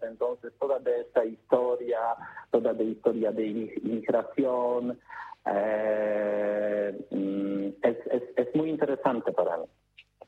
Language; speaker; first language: Spanish; non-native, learner; Polish